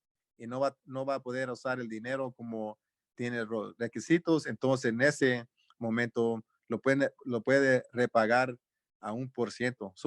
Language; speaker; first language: Spanish; early bilingual, heritage; Spanish